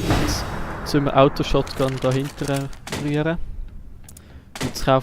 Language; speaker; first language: German; native; German